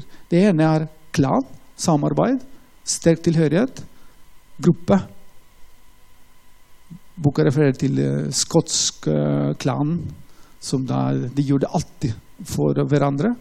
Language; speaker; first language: Norwegian; non-native, fluent; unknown